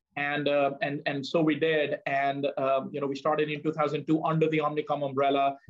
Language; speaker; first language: English; non-native, local second language; Punjabi